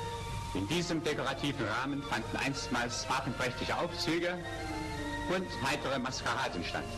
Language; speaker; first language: German; native; German